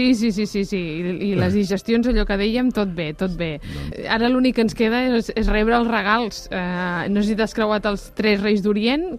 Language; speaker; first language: Catalan; native; Catalan